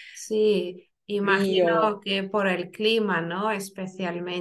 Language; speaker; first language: Spanish; non-native, fluent; Lithuanian